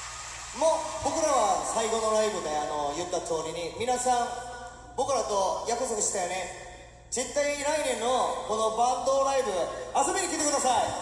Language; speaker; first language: Japanese; non-native, fluent; Korean